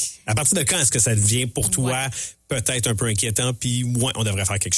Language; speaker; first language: French; native; French